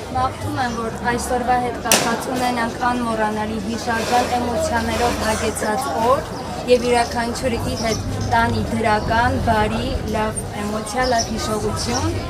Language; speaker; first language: Armenian; native; Armenian